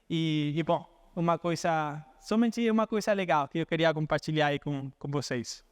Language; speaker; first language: Portuguese; non-native, fluent; Spanish